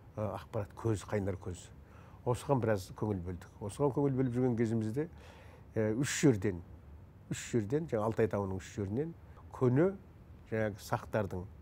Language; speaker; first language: Kazakh; native; Kazakh